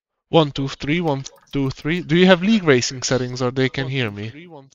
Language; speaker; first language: English; non-native, fluent; Hungarian